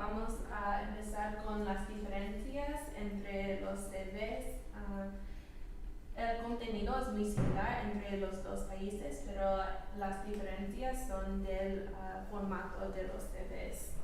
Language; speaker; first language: Spanish; non-native, fluent; English